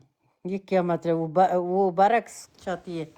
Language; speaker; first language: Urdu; non-native, fluent; Persian